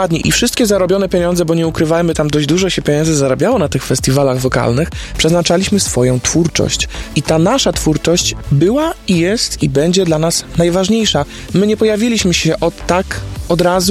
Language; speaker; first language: Polish; native; Polish